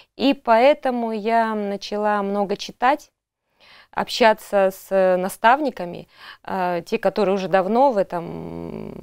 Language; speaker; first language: Russian; native; Russian